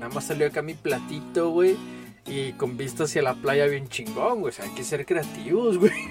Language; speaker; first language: Spanish; native; Spanish